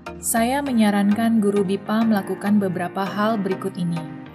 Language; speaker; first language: Indonesian; native; Indonesian